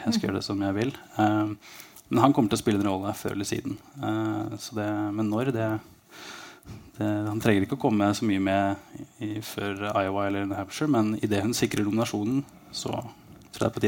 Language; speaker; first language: Norwegian; native; Norwegian